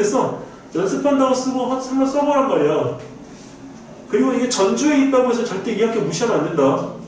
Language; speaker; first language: Korean; native; Korean